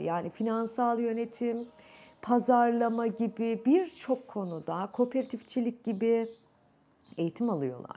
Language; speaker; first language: Turkish; native; Turkish